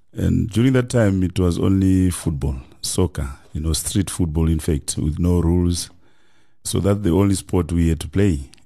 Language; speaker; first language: English; non-native, local second language; Shona